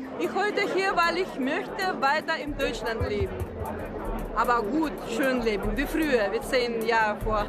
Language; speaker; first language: German; non-native, learner; Russian